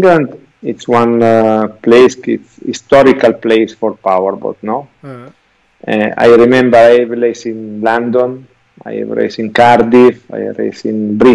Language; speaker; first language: English; non-native, learner; Italian